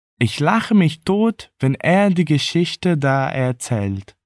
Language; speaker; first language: German; non-native, fluent; Portuguese